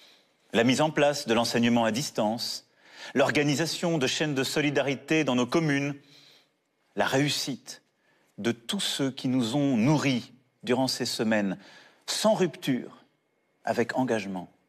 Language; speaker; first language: French; native; French